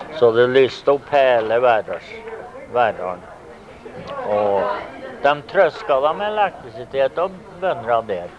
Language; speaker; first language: Norwegian; early bilingual, heritage; Norwegian